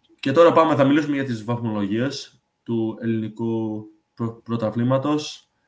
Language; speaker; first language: Greek; early bilingual, heritage; English